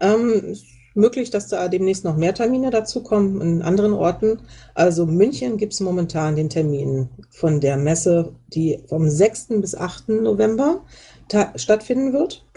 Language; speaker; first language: German; native; German